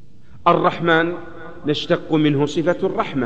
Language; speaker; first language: Arabic; native; Arabic